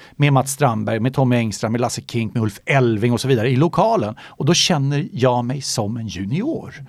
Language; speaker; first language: Swedish; native; Swedish